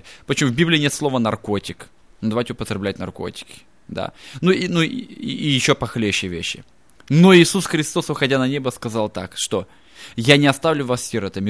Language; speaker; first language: Russian; native; Russian